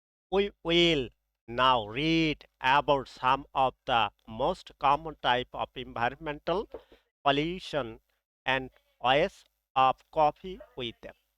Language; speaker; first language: English; non-native, local second language; Bangla